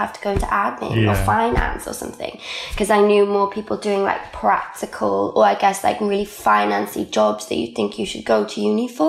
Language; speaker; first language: English; non-native, local second language; Welsh